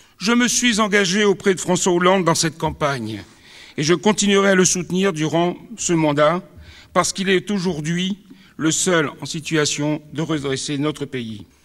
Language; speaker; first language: French; native; French